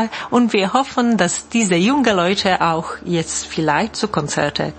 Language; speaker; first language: German; non-native, fluent; Czech